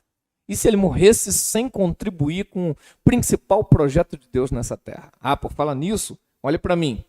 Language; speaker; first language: Portuguese; native; Portuguese